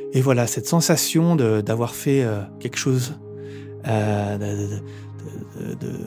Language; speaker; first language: French; native; French